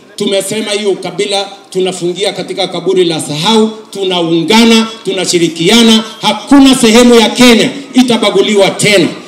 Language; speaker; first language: Swahili; non-native, local second language; Kalenjin